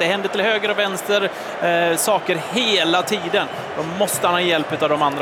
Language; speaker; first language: Swedish; native; Swedish